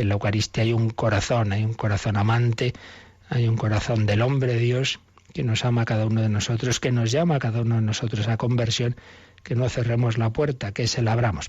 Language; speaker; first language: Spanish; native; Spanish